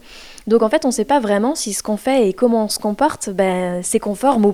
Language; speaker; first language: French; native; French